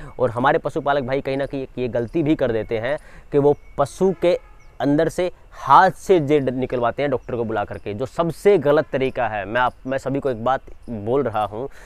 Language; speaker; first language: Hindi; native; Hindi